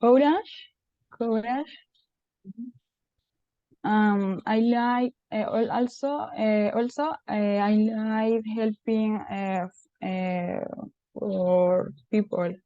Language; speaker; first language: English; non-native, learner; Spanish